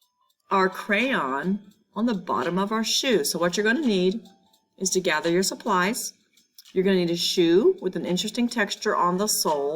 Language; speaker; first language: English; native; English